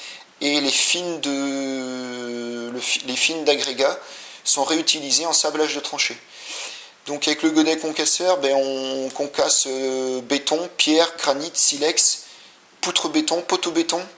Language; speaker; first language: French; native; French